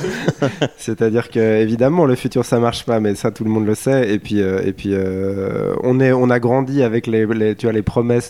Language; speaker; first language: French; native; French